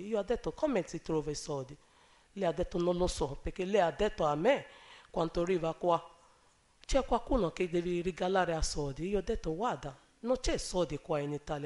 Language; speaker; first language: Italian; non-native, learner; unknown